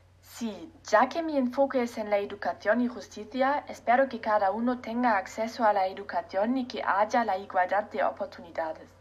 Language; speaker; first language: Spanish; non-native, learner; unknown